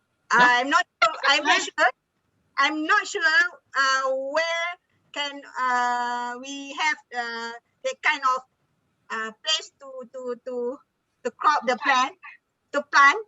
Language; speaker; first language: English; non-native, learner; Malay